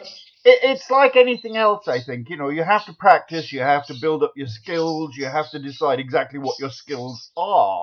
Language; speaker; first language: English; native; English